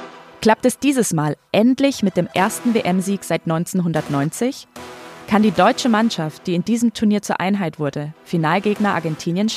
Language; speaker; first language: German; native; German